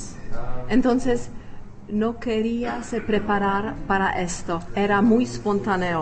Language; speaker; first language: Spanish; non-native, fluent; Czech